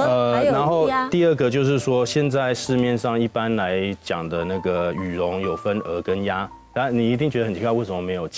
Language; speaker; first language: Chinese; native; Chinese